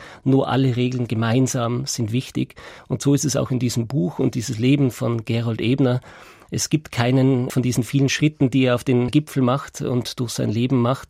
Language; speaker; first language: German; native; German